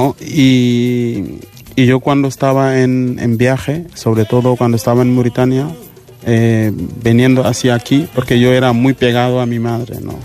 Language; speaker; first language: Spanish; non-native, fluent; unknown